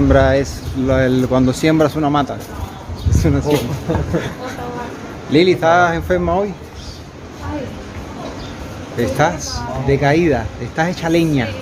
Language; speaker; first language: Spanish; native; Spanish